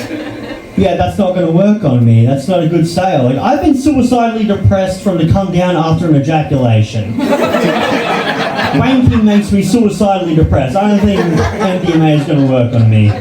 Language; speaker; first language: English; native; English